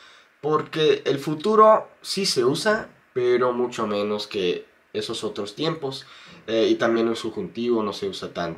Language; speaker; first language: Spanish; non-native, fluent; English